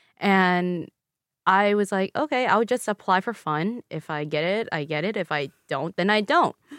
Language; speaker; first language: English; early bilingual, other home language; Vietnamese